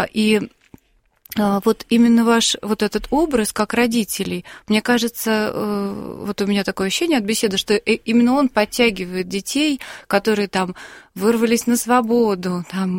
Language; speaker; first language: Russian; native; Russian